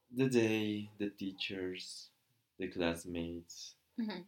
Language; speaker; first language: English; non-native, fluent; Spanish